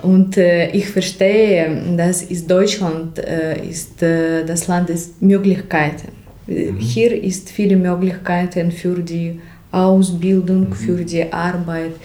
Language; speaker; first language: German; non-native, learner; Russian